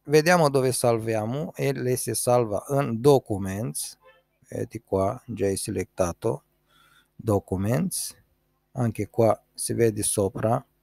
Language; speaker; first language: Italian; non-native, learner; Romanian